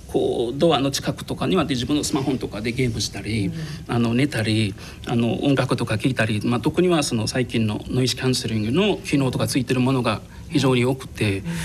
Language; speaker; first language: Japanese; non-native, fluent; Arabic